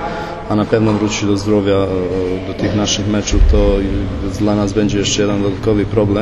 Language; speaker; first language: Polish; non-native, fluent; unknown